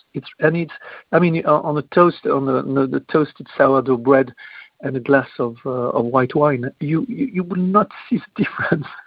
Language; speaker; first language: English; non-native, fluent; French